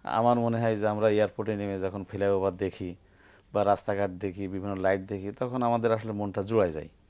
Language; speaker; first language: Bangla; native; Bangla